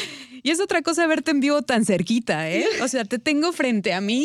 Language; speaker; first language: Spanish; native; Spanish